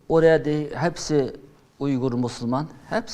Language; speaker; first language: Turkish; non-native, learner; Uyghur